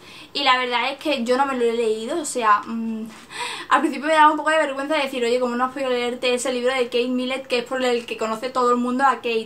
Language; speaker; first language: Spanish; native; Spanish